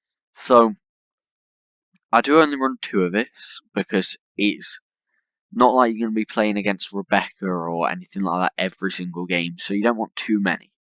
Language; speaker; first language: English; native; English